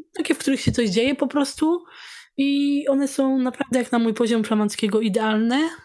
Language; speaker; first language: Polish; native; Polish